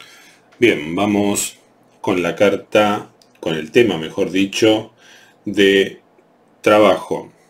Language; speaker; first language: Spanish; native; Spanish